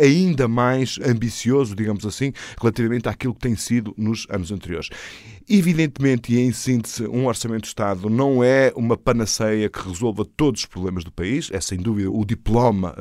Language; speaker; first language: Portuguese; native; Portuguese